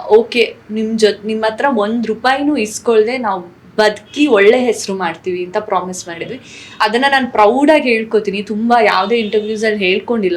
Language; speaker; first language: Kannada; non-native, local second language; Tulu